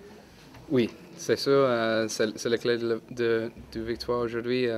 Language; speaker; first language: French; non-native, fluent; English